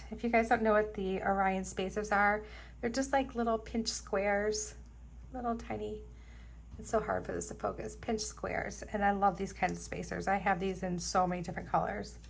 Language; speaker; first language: English; native; English